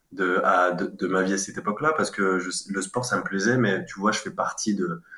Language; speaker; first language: French; native; French